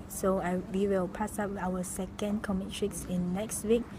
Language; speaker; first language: English; non-native, local second language; Malay